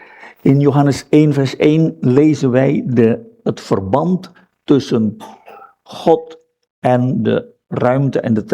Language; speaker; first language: Dutch; non-native, fluent; Indonesian